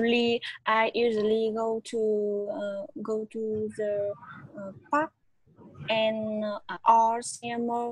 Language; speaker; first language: English; non-native, learner; Vietnamese